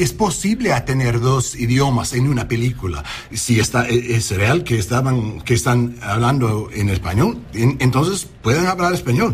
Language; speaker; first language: Spanish; early bilingual, heritage; English